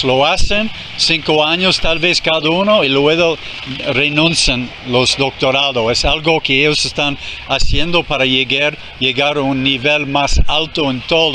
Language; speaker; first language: Spanish; non-native, fluent; English